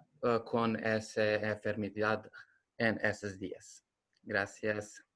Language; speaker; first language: Spanish; non-native, learner; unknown